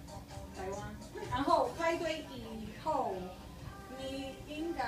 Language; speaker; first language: Chinese; non-native, learner; Spanish